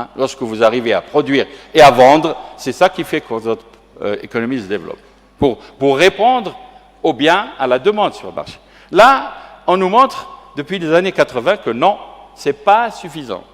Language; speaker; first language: French; non-native, local second language; Arabic